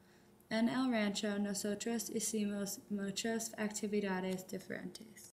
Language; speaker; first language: Spanish; non-native, learner; English